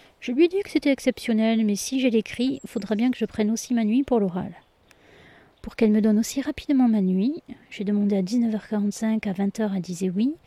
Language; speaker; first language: French; native; French